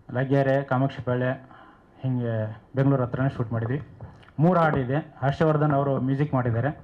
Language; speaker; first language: Kannada; native; Kannada